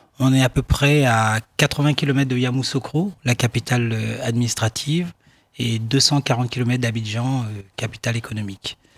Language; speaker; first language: French; non-native, local second language; Baoulé